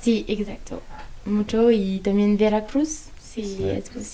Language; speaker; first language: Spanish; non-native, learner; French